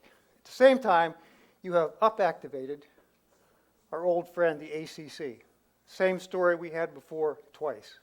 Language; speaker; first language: English; native; English